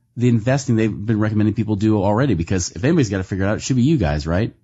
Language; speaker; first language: English; native; English